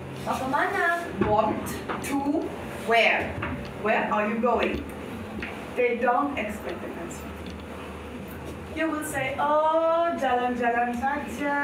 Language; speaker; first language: English; non-native, fluent; German